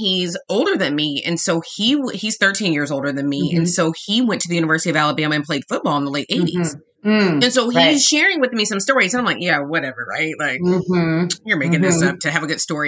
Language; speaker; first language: English; native; English